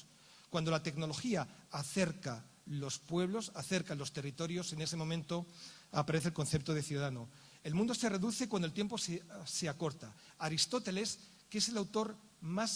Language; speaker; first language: Spanish; native; Spanish